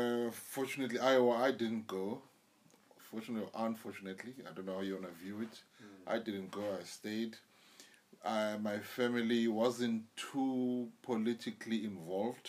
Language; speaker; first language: English; non-native, local second language; Zulu